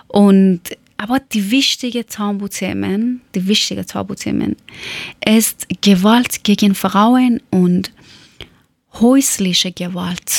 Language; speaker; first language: German; non-native, learner; Persian